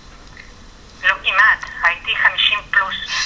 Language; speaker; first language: Hebrew; non-native, fluent; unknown